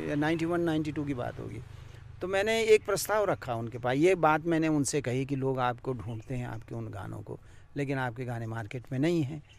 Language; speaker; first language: Hindi; non-native, local second language; Garhwali